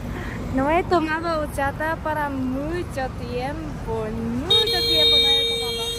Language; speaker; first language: Spanish; non-native, learner; Japanese